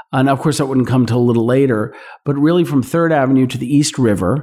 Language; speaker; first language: English; native; English